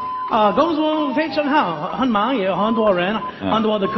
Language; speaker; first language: Chinese; non-native, learner; English